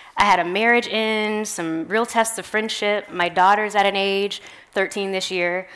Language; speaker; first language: English; native; English